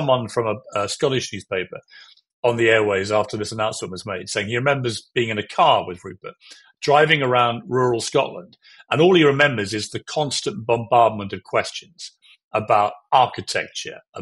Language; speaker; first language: English; native; English